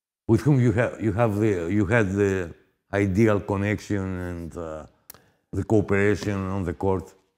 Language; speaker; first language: English; non-native, fluent; Greek